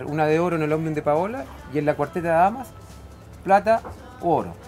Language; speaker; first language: Spanish; native; Spanish